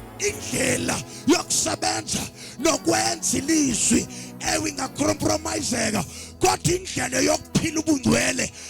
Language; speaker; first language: Zulu; non-native, local second language; Xhosa